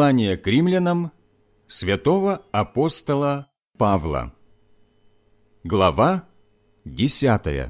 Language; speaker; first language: Russian; native; Russian